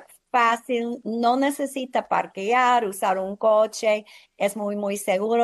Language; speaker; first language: Spanish; non-native, fluent; English